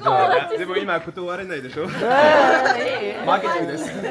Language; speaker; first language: Japanese; non-native, fluent; French